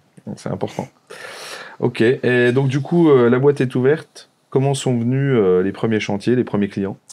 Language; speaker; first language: French; native; French